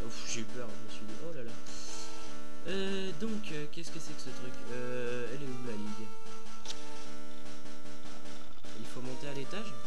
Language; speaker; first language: French; native; French